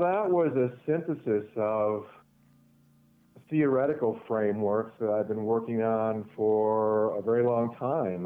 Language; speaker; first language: English; native; English